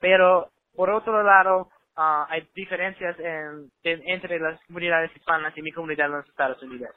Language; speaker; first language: Spanish; non-native, learner; English